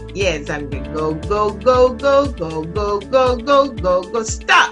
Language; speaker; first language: English; non-native, fluent; Spanish